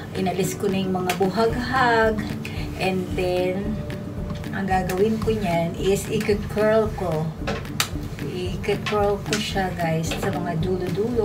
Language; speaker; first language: Filipino; non-native, local second language; Pampanga